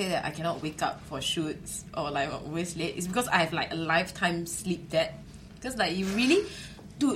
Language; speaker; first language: English; early bilingual, other home language; Chinese